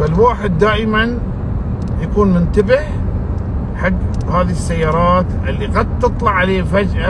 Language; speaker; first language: Arabic; native; Arabic